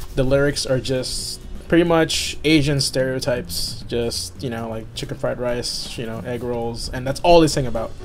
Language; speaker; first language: English; native; English